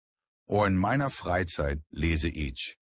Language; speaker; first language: German; non-native, learner; English